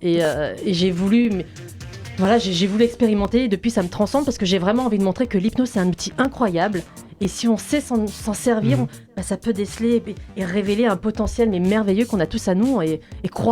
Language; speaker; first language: French; native; French